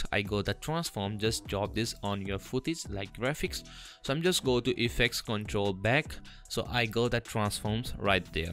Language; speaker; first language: English; non-native, fluent; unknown